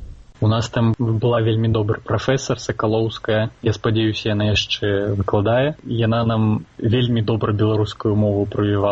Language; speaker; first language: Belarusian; non-native, local second language; Russian